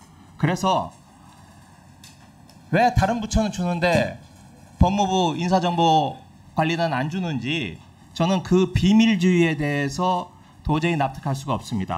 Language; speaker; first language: Korean; native; Korean